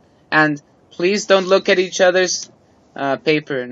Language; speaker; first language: English; non-native, fluent; Spanish